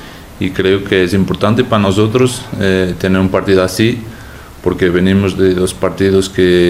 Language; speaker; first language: Spanish; non-native, fluent; Portuguese